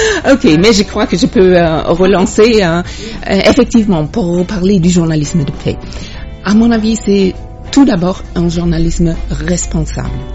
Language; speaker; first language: French; non-native, fluent; German